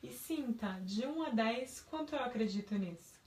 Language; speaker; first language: Portuguese; native; Portuguese